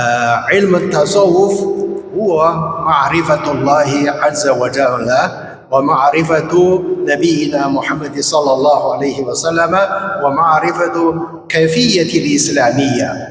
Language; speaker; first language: Arabic; non-native, fluent; Chinese